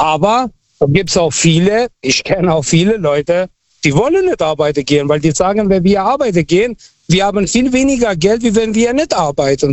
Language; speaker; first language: German; non-native, fluent; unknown